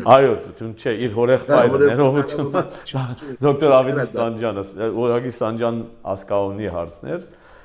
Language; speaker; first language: Armenian; early bilingual, heritage; Armenian